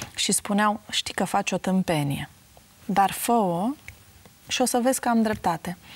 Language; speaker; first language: Romanian; native; Romanian